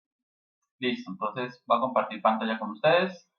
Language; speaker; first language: Spanish; native; Spanish